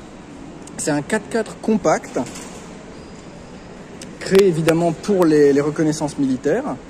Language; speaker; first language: French; native; French